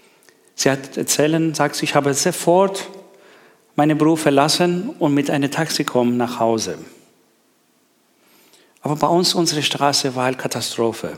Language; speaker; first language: German; non-native, learner; Persian